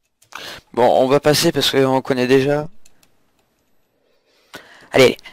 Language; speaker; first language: French; native; French